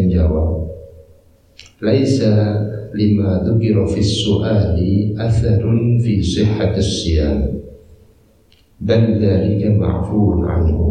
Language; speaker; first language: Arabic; non-native, fluent; Indonesian